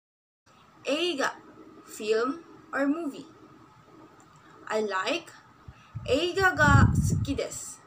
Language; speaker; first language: English; non-native, local second language; Filipino